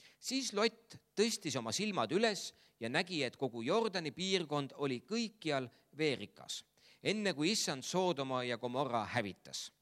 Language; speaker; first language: Estonian; native; Estonian